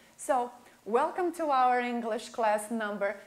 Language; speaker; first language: English; non-native, fluent; Portuguese